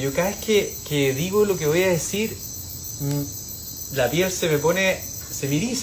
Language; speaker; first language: Spanish; native; Spanish